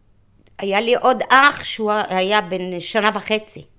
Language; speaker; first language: Hebrew; early bilingual, other home language; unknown